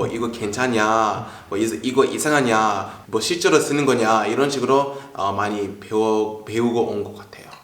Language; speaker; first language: Korean; non-native, fluent; English